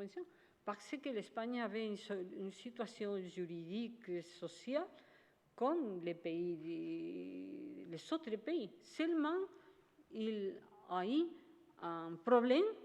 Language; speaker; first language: French; non-native, fluent; Spanish